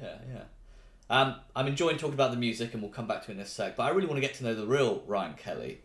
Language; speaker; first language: English; native; English